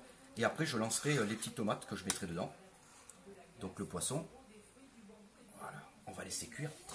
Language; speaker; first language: French; native; French